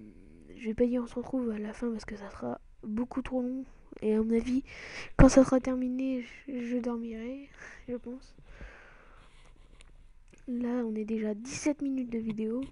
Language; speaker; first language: French; native; French